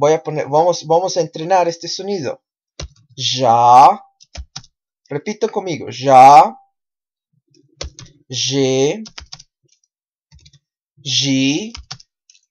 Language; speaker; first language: Spanish; non-native, fluent; Portuguese